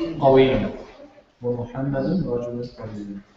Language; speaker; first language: Arabic; non-native, fluent; English